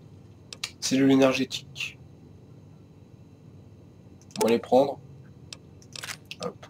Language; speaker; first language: French; native; French